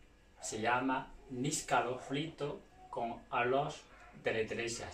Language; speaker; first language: Spanish; non-native, learner; Chinese